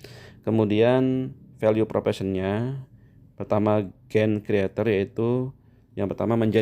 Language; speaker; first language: Indonesian; native; Indonesian